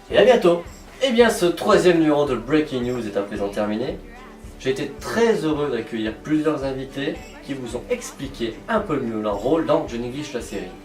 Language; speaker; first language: French; native; French